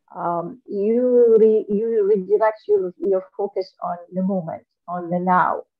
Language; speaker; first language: English; non-native, fluent; Arabic